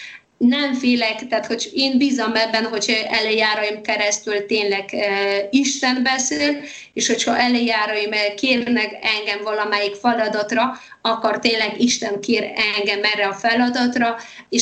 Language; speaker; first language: Hungarian; non-native, fluent; Polish